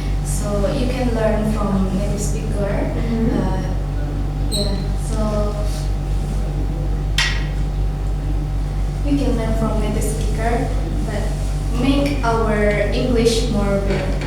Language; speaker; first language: English; non-native, learner; Indonesian